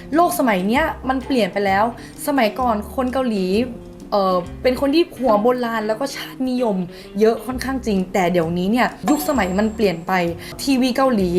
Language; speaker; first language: Thai; native; Thai